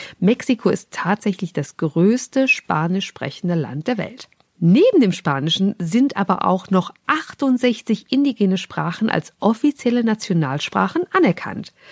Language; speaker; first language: German; native; German